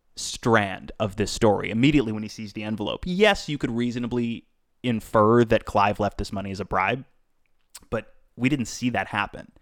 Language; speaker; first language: English; native; English